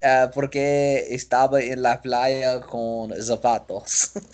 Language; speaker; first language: Spanish; non-native, learner; English